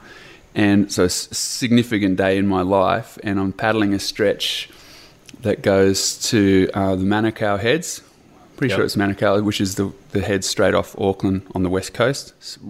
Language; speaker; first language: English; native; English